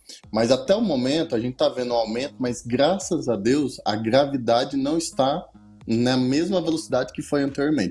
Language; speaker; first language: Portuguese; native; Portuguese